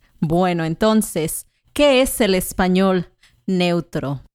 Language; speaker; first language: Spanish; native; Spanish